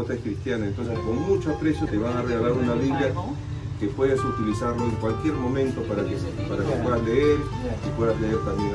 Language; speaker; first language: Spanish; native; Spanish